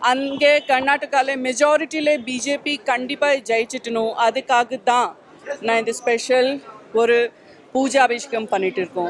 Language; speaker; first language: Tamil; non-native, local second language; Gujarati